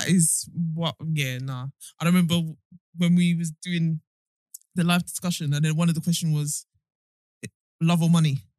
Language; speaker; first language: English; native; English